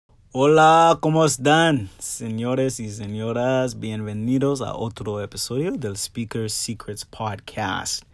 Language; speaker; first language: Spanish; non-native, learner; English